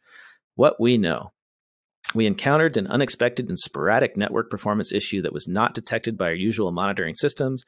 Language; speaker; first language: English; native; English